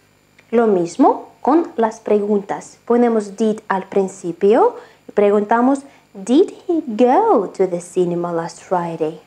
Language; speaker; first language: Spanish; non-native, fluent; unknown